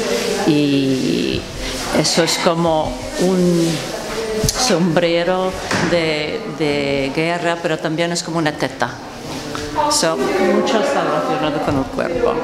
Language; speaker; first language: Spanish; non-native, fluent; English